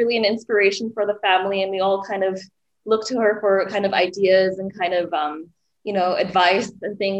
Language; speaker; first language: English; native; English